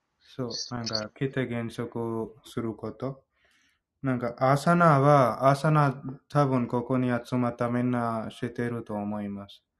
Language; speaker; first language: Japanese; non-native, learner; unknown